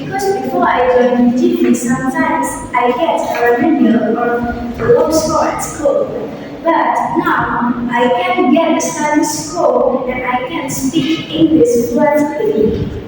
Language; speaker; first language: English; non-native, learner; Indonesian